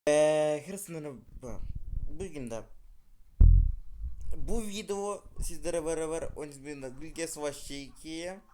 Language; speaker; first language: Turkish; non-native, learner; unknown